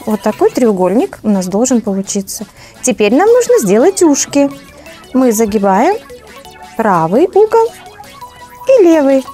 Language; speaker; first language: Russian; native; Russian